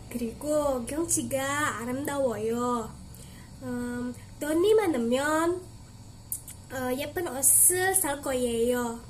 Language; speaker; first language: Korean; non-native, learner; Indonesian